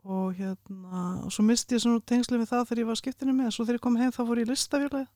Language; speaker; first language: Icelandic; early bilingual, other home language; Russian